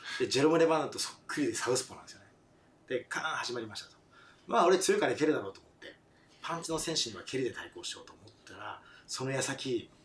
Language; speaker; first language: Japanese; non-native, fluent; French